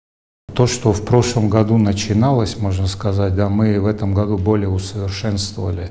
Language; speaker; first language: Russian; native; Russian